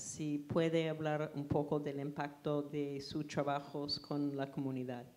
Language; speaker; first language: Spanish; non-native, fluent; English